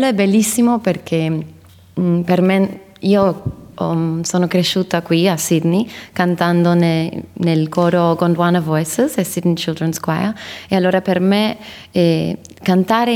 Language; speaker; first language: Italian; non-native, fluent; English